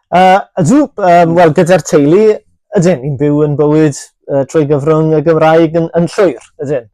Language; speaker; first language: Welsh; native; Welsh